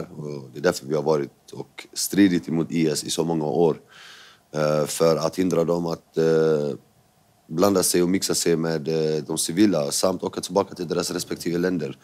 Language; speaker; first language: Swedish; early bilingual, other home language; Kurdish